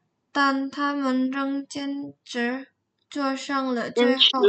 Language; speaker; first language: Chinese; non-native, learner; Indonesian